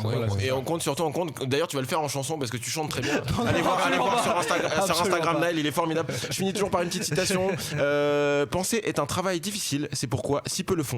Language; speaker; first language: French; native; French